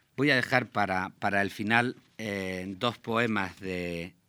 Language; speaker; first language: Spanish; native; Spanish